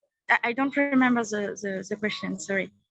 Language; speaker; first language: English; non-native, learner; French